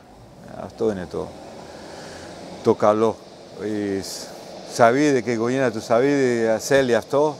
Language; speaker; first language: Greek; non-native, learner; Spanish